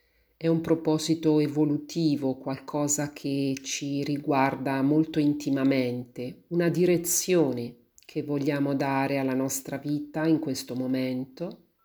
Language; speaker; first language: Italian; native; Italian